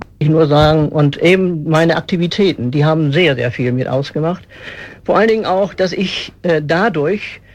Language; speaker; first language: German; native; German